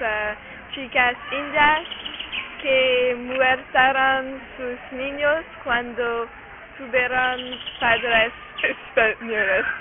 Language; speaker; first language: Spanish; non-native, learner; French